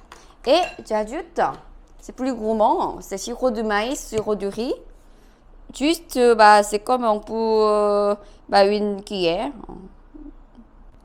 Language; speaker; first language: French; non-native, fluent; Korean